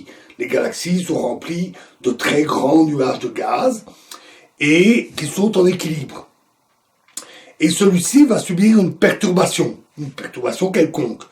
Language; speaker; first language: French; native; French